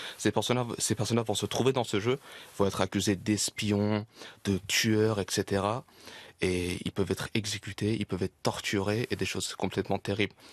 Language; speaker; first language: French; early bilingual, other home language; Persian